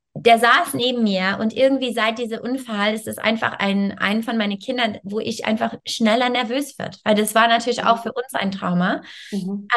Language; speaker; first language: German; non-native, fluent; English